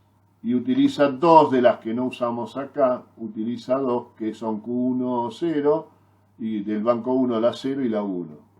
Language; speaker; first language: Spanish; native; Spanish